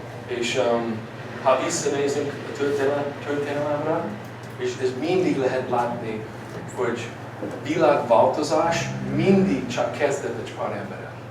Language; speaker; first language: Hungarian; early bilingual, heritage; English